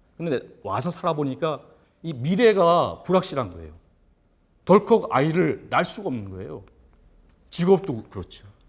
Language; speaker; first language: Korean; native; Korean